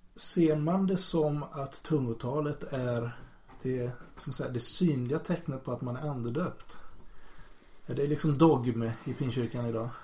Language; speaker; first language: Swedish; native; Swedish